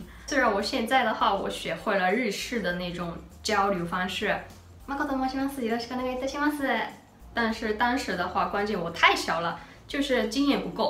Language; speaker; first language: Chinese; non-native, fluent; Japanese